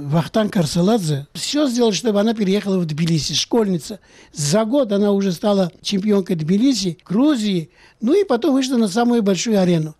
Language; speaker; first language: Russian; non-native, local second language; Georgian